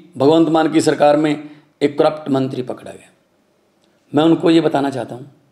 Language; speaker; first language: Hindi; non-native, local second language; Punjabi